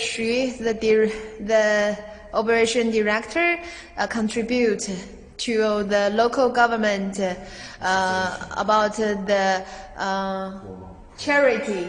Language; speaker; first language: English; non-native, learner; Chinese